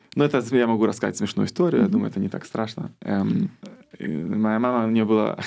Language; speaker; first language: Russian; early bilingual, heritage; Russian